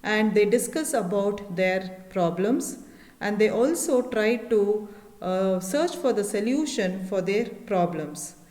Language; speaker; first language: English; non-native, local second language; Kannada